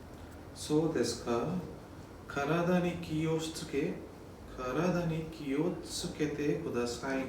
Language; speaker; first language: Japanese; non-native, learner; English